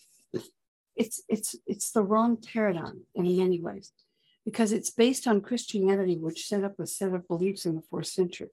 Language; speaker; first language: English; native; English